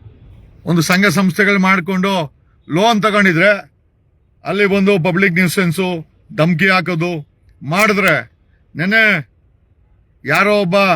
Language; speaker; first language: Kannada; native; Kannada